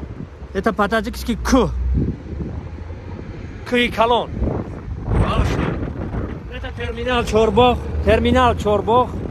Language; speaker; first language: Russian; non-native, learner; Tajik